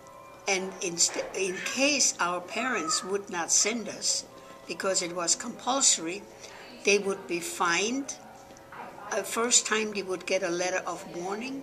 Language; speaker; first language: English; non-native, fluent; German